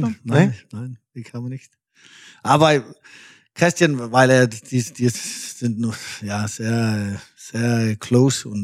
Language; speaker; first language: German; non-native, fluent; Danish